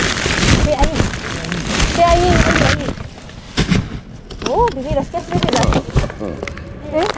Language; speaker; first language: Spanish; non-native, learner; Filipino